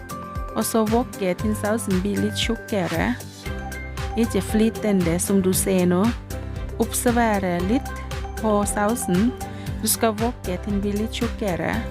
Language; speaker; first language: Norwegian; non-native, learner; Thai